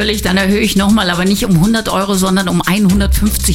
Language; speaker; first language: German; native; German